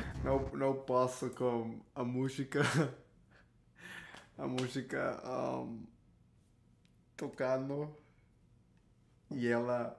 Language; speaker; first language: Portuguese; non-native, learner; Spanish